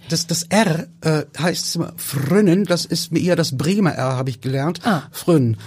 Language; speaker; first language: German; early bilingual, other home language; Turkish